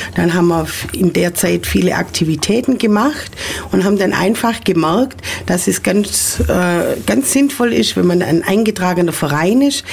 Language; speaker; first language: German; native; German